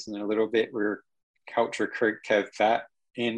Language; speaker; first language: English; native; English